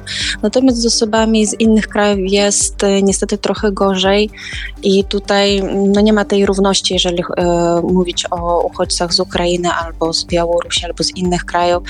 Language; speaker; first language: Polish; non-native, fluent; Ukrainian